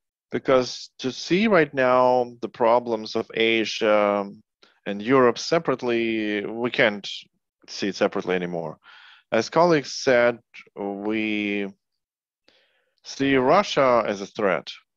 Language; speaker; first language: English; non-native, fluent; Ukrainian